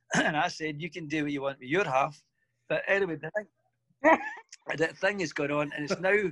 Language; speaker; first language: English; native; English